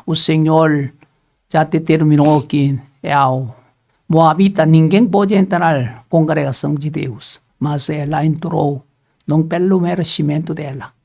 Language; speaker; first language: Portuguese; non-native, learner; Korean